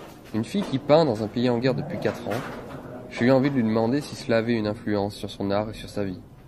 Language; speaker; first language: French; native; French